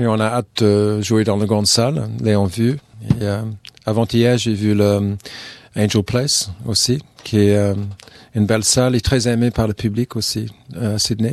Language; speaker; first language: French; non-native, fluent; English